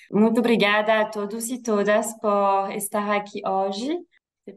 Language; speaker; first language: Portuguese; non-native, fluent; French